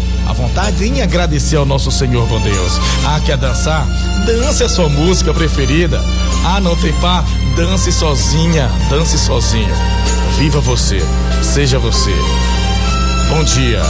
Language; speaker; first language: Portuguese; native; Portuguese